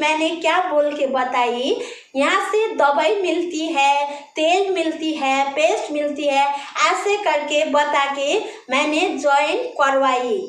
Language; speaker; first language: Hindi; non-native, local second language; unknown